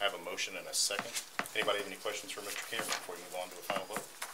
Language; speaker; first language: English; native; English